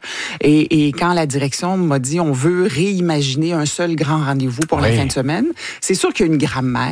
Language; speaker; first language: French; native; French